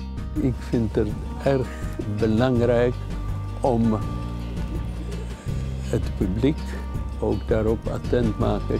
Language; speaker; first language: Dutch; non-native, fluent; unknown